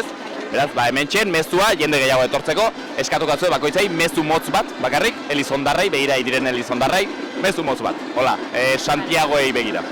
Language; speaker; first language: Basque; native; Basque